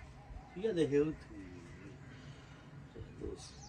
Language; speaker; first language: Chinese; native; Chinese